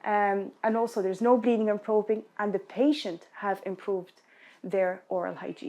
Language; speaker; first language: English; non-native, fluent; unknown